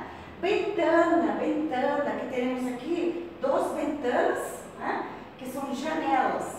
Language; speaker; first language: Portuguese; non-native, fluent; Spanish